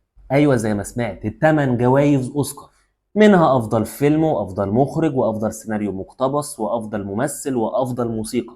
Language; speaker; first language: Arabic; native; Arabic